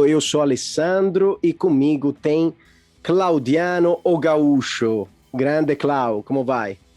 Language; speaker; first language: Portuguese; non-native, fluent; Italian